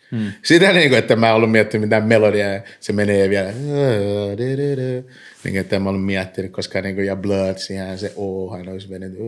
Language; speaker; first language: Finnish; early bilingual, other home language; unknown